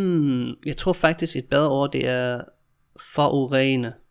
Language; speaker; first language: Danish; non-native, fluent; English